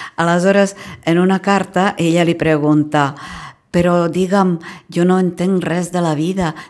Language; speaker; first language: Catalan; non-native, fluent; Czech